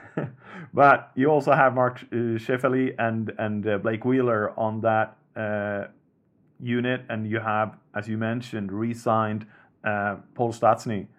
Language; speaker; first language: English; non-native, fluent; Swedish